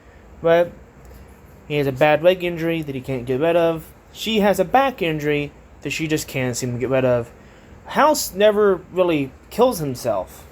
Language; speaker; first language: English; native; English